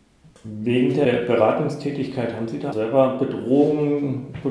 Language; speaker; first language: German; native; German